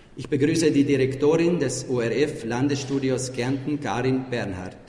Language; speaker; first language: German; non-native, local second language; Slovenian